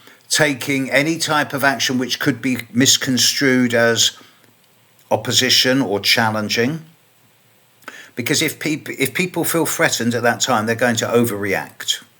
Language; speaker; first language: English; native; English